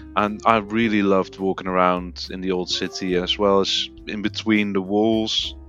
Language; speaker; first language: English; non-native, fluent; Dutch